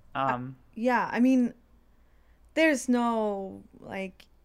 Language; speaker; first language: English; early bilingual, other home language; Spanish